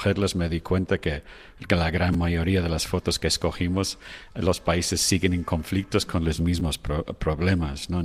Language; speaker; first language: Spanish; non-native, fluent; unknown